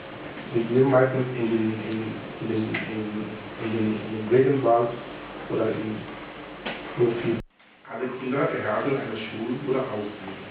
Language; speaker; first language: German; non-native, fluent; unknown